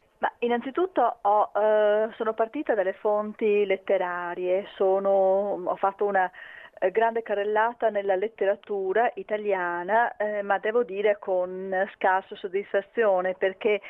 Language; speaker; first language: Italian; native; Italian